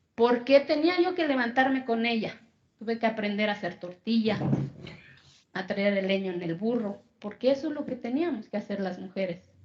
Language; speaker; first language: Spanish; non-native, local second language; Zapotec